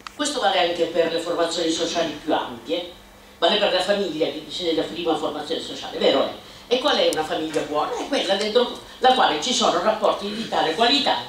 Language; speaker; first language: Italian; native; Italian